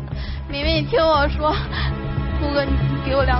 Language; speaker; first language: Chinese; native; Chinese